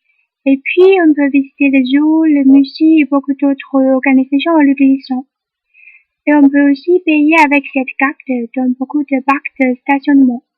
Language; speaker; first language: French; non-native, learner; Chinese